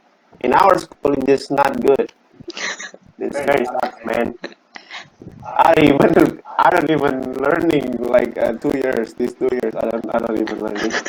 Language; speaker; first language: English; non-native, learner; Indonesian